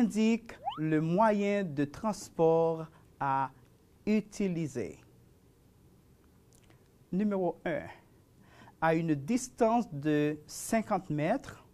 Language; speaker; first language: French; non-native, fluent; Spanish